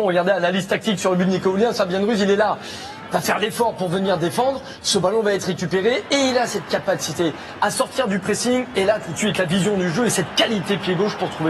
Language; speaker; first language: French; native; French